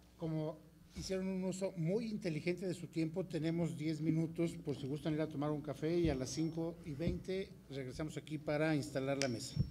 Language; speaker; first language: Spanish; native; Spanish